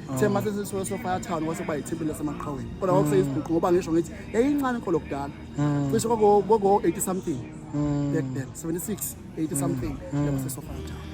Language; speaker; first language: Zulu; native; Zulu